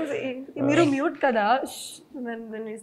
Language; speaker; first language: Telugu; non-native, learner; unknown